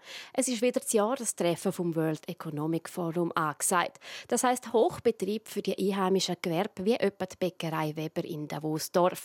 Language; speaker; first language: German; native; German